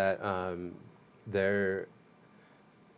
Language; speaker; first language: English; native; English